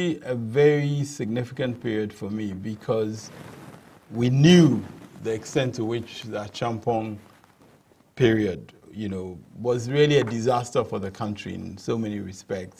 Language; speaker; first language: English; non-native, local second language; Ewe